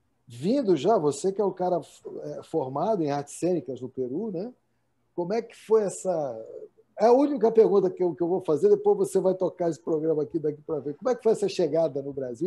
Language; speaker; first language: Portuguese; native; Portuguese